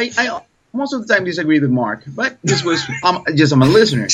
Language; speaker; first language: English; non-native, learner; Spanish